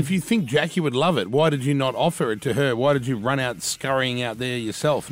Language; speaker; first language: English; native; English